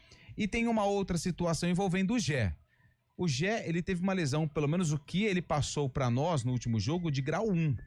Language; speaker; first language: Portuguese; native; Portuguese